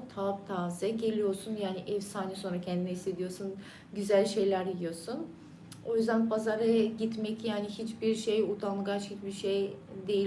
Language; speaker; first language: Turkish; non-native, fluent; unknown